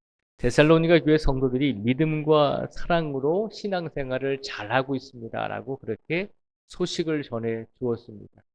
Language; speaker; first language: Korean; native; Korean